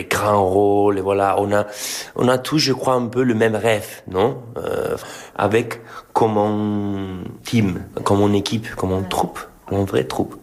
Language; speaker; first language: French; non-native, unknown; Spanish